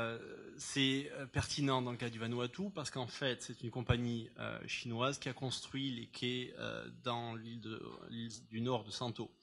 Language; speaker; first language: French; native; French